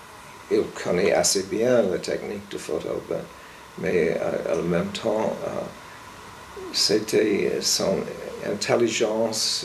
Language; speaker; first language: French; non-native, fluent; English